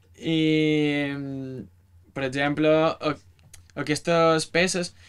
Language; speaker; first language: Catalan; native; Catalan